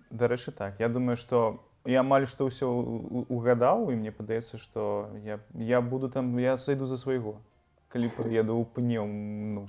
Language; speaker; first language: Belarusian; native; Belarusian